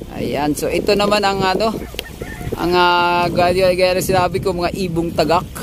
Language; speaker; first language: Filipino; non-native, local second language; Cebuano